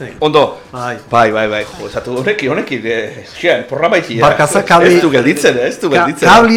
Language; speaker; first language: Basque; native; Basque